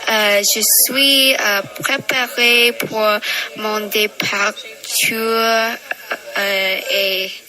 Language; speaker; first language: French; non-native, learner; English